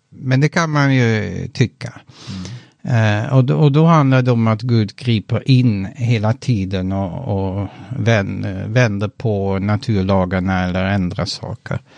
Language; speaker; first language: Swedish; non-native, fluent; Dutch